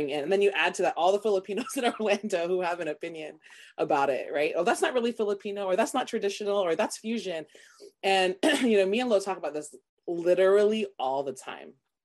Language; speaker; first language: English; native; English